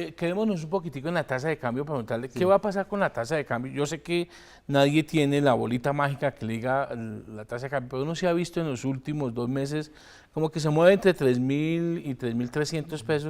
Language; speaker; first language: Spanish; native; Spanish